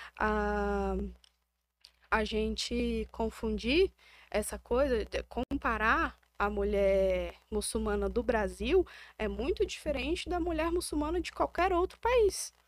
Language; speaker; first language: Portuguese; native; Portuguese